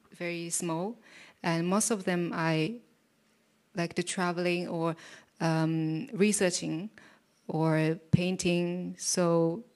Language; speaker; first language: English; non-native, fluent; Japanese